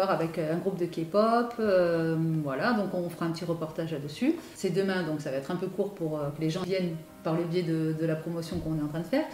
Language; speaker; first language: French; native; French